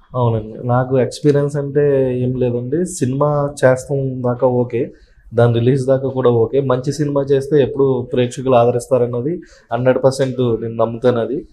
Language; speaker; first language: Telugu; native; Telugu